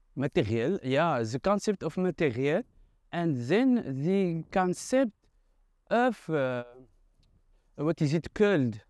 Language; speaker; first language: English; non-native, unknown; Arabic